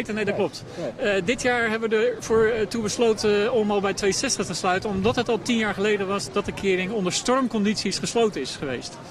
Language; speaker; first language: Dutch; native; Dutch